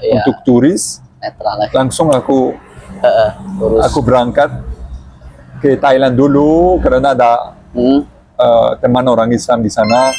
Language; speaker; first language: Indonesian; non-native, learner; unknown